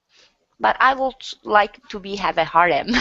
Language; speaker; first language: English; non-native, learner; Turkish